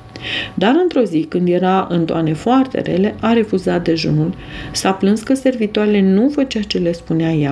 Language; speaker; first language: Romanian; native; Romanian